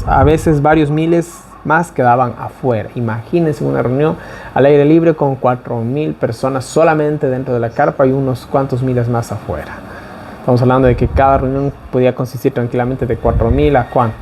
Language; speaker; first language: Spanish; native; Spanish